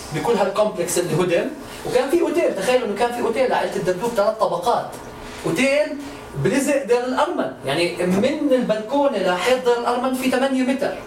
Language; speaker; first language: Arabic; native; Arabic